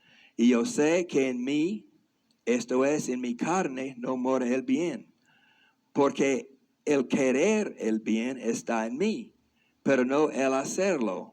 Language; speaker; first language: Spanish; non-native, fluent; English